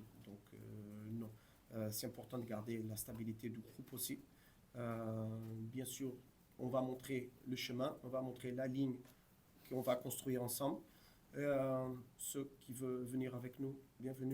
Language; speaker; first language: French; non-native, fluent; Portuguese